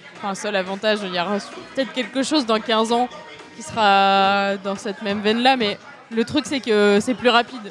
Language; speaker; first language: French; native; French